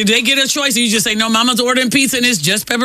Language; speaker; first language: English; native; English